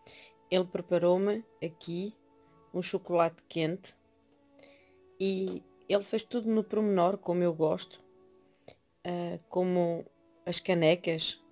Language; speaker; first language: Portuguese; early bilingual, heritage; Portuguese